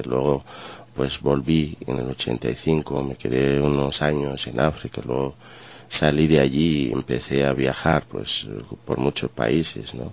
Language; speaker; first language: Spanish; non-native, fluent; Arabic